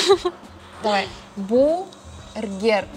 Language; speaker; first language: Russian; native; Russian